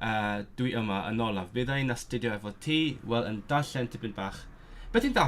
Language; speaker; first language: Welsh; non-native, learner; Cantonese